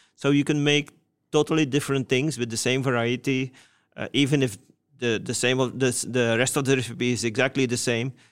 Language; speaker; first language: English; non-native, fluent; Dutch